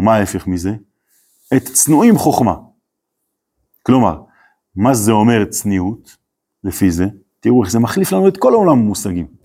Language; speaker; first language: Hebrew; native; Hebrew